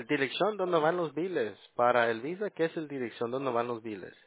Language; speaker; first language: Spanish; early bilingual, heritage; Spanish